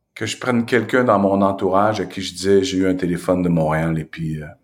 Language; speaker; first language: French; native; French